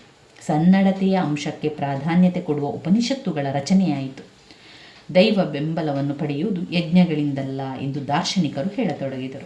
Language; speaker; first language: Kannada; native; Kannada